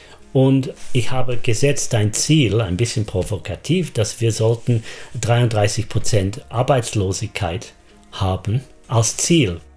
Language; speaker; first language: German; non-native, fluent; English